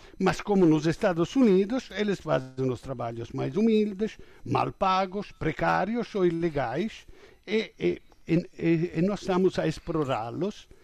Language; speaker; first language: Portuguese; non-native, fluent; Italian